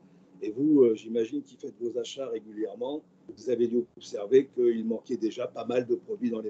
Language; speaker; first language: French; native; French